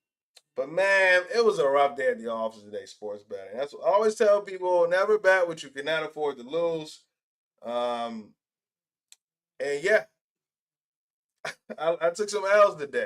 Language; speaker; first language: English; native; English